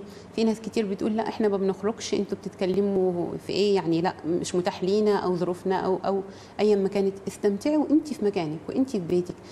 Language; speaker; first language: Arabic; native; Arabic